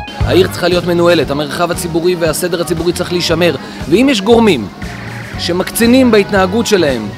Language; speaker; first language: Hebrew; native; Hebrew